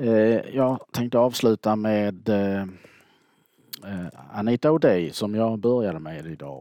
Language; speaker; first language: Swedish; native; Swedish